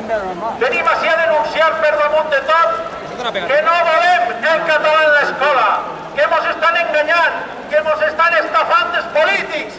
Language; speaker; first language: Catalan; native; Catalan